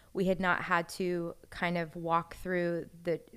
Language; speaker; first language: English; native; English